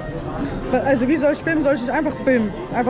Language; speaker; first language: German; early bilingual, other home language; Arabic